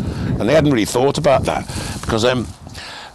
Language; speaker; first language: English; native; English